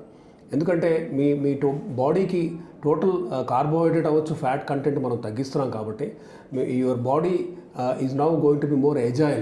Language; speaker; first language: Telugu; native; Telugu